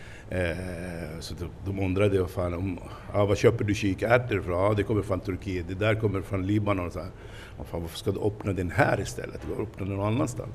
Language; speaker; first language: Swedish; non-native, fluent; Arabic